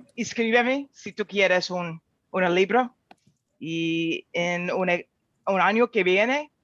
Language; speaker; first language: Spanish; non-native, learner; English